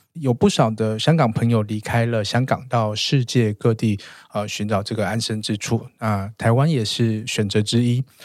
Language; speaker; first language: Chinese; native; Chinese